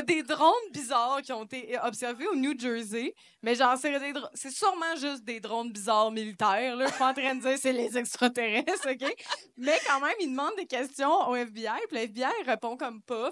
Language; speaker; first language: French; native; French